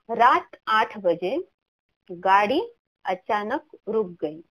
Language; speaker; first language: Hindi; non-native, local second language; Marathi